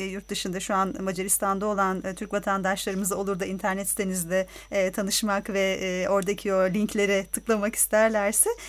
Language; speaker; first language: Turkish; native; Turkish